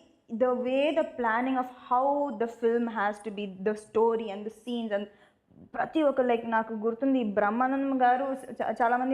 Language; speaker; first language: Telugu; non-native, fluent; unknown